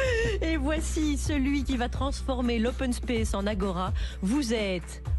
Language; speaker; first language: French; native; French